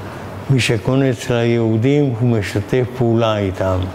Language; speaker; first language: Hebrew; non-native, fluent; Hungarian